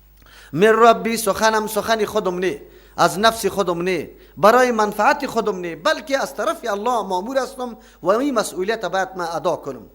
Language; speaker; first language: Persian; native; Persian